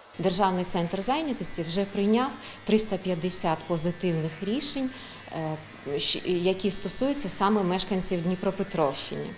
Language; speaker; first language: Ukrainian; native; Ukrainian